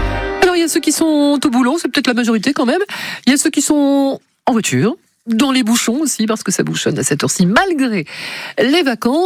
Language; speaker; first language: French; native; French